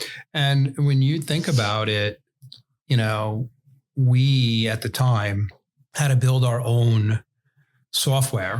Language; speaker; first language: English; native; English